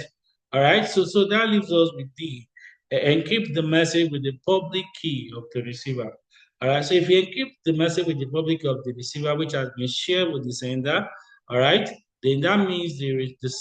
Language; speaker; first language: English; non-native, local second language; Yoruba